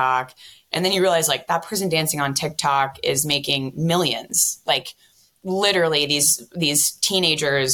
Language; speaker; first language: English; native; English